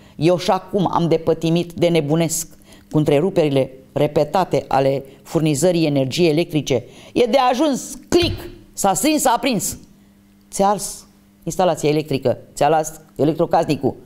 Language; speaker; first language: Romanian; native; Romanian